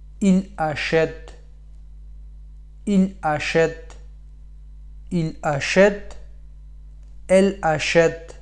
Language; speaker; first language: French; non-native, fluent; Pashto